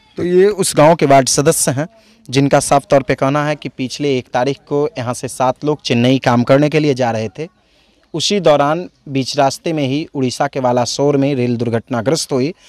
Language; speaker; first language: Hindi; native; Hindi